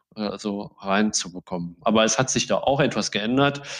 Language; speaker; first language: German; native; German